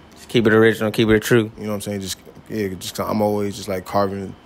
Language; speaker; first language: English; native; English